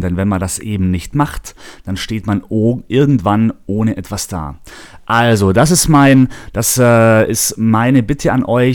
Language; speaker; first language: German; native; German